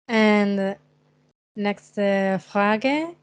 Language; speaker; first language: German; non-native, fluent; Spanish